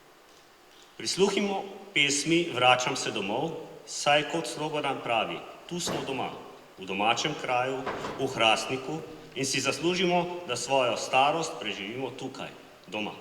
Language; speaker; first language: Slovenian; native; Slovenian